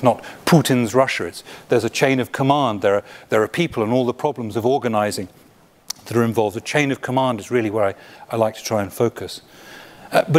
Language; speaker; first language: English; native; English